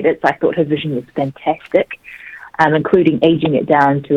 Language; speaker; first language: English; native; English